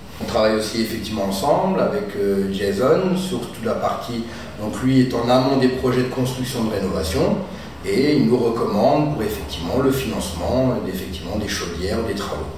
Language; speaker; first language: French; native; French